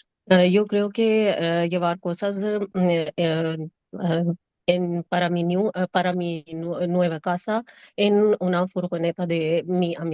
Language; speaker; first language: Spanish; non-native, learner; Urdu